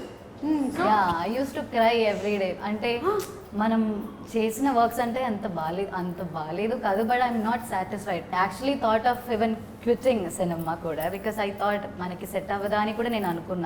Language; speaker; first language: Telugu; non-native, learner; Malayalam